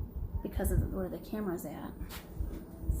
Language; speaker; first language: English; native; English